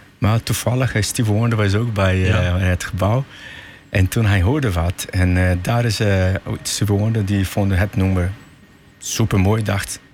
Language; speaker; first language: Dutch; non-native, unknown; Portuguese